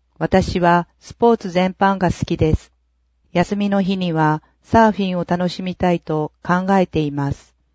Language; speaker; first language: Japanese; native; Japanese